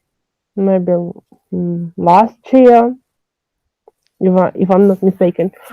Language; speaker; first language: English; non-native, learner; French